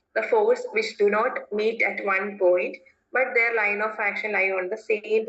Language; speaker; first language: English; non-native, local second language; Malayalam